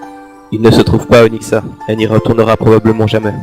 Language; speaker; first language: French; native; French